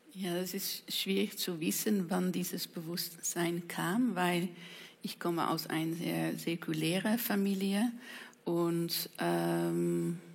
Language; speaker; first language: German; non-native, fluent; Dutch